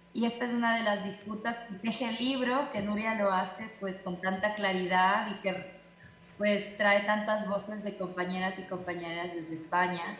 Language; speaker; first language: Spanish; native; Spanish